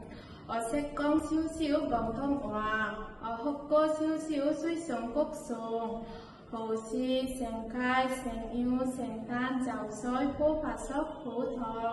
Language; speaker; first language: Cantonese; non-native, learner; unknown